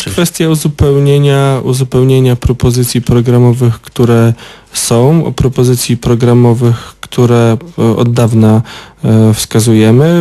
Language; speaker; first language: Polish; native; Polish